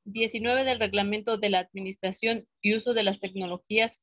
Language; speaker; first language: Spanish; native; Spanish